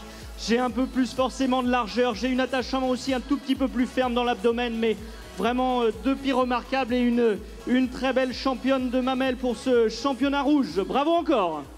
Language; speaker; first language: French; native; French